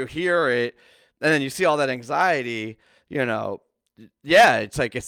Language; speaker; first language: English; native; English